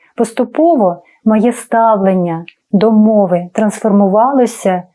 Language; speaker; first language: Ukrainian; non-native, fluent; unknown